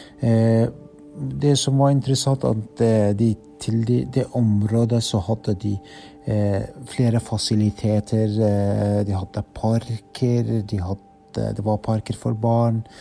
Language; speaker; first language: Norwegian; non-native, fluent; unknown